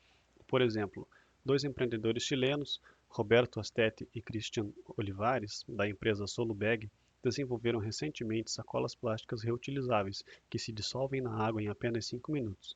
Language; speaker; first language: Portuguese; native; Portuguese